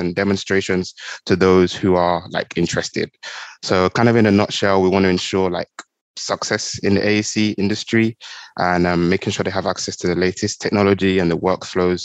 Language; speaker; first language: English; native; English